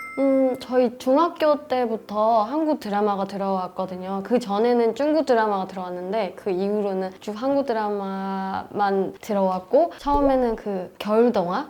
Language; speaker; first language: Korean; non-native, fluent; Burmese